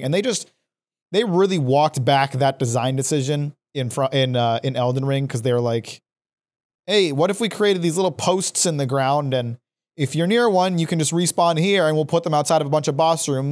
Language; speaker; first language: English; native; English